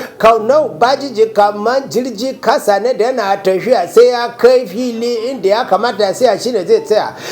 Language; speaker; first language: Hausa; non-native, local second language; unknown